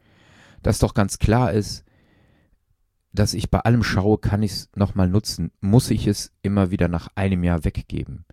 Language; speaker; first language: German; native; German